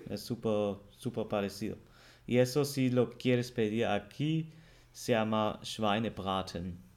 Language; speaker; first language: Spanish; non-native, fluent; German